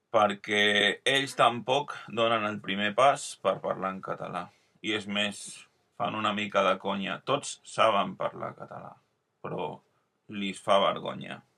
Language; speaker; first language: Catalan; non-native, local second language; Spanish